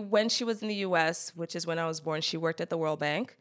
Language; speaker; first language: English; native; English